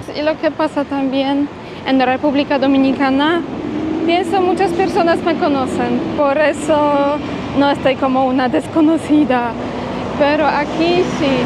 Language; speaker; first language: Spanish; non-native, fluent; Polish